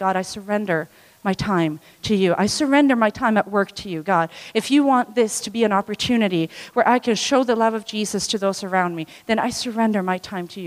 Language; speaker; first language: English; non-native, local second language; Swedish